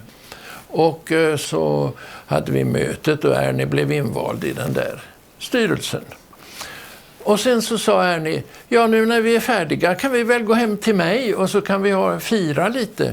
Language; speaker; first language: Swedish; native; Swedish